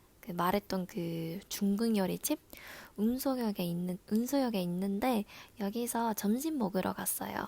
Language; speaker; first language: Korean; non-native, learner; Japanese